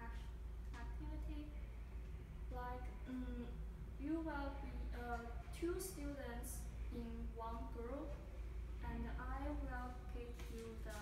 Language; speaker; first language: English; non-native, fluent; Chinese